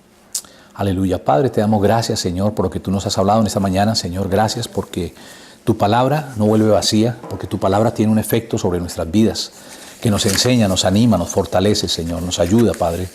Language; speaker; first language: Spanish; native; Spanish